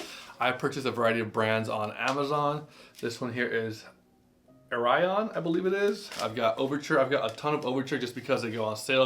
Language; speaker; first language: English; native; English